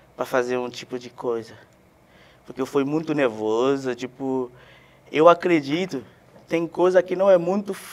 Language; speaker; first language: Portuguese; non-native, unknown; Haitian Creole